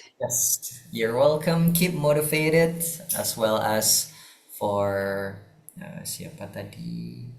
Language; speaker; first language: English; non-native, fluent; Indonesian